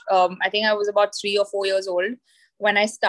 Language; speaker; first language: English; non-native, local second language; Marathi